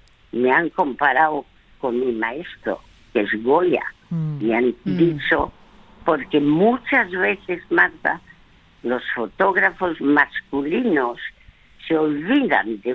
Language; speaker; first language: Spanish; early bilingual, other home language; French